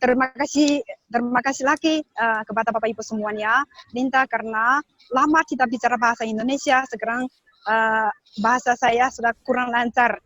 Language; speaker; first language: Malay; non-native, learner; Chinese